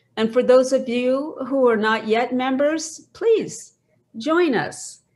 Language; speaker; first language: English; native; English